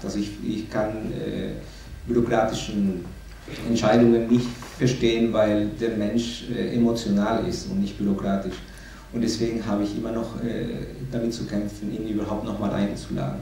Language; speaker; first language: German; non-native, fluent; Spanish